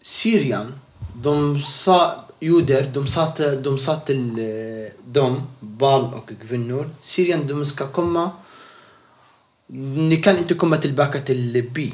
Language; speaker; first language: Swedish; non-native, learner; Arabic